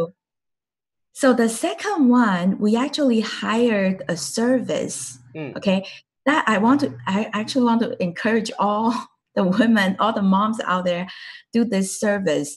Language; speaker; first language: English; non-native, fluent; Chinese